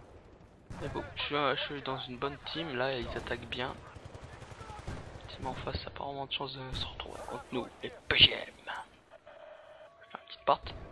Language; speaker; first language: French; native; French